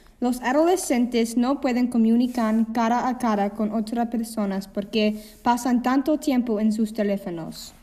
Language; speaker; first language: Spanish; non-native, learner; English